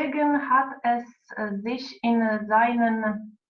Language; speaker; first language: German; non-native, learner; Polish